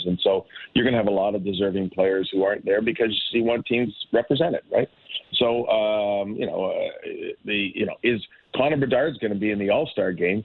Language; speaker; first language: English; native; English